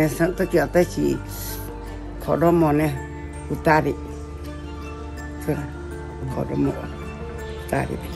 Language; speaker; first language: Japanese; non-native, local second language; Chinese